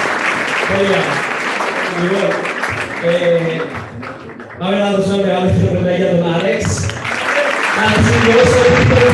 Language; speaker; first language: Greek; native; Greek